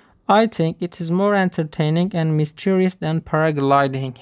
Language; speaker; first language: English; non-native, fluent; Turkish